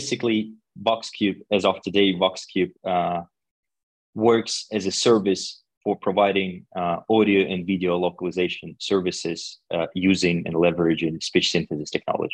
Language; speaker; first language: English; non-native, fluent; Russian